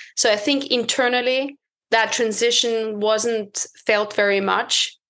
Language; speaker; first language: English; non-native, fluent; German